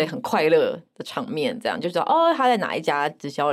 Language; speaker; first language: Chinese; native; Chinese